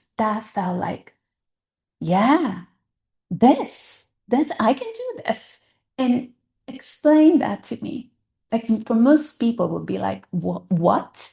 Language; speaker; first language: English; non-native, fluent; Italian